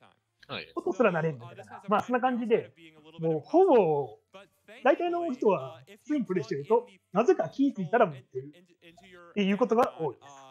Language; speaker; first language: Japanese; native; Japanese